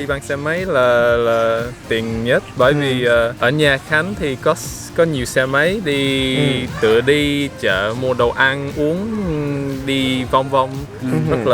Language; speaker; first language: Vietnamese; non-native, learner; English